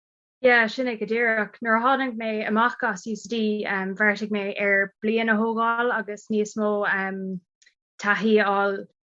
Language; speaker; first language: Irish; non-native, local second language; English